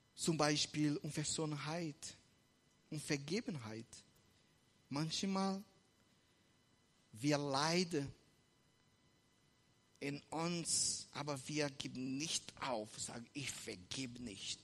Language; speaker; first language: German; non-native, fluent; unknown